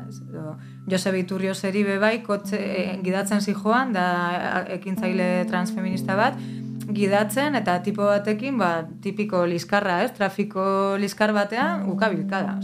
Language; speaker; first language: Basque; native; Basque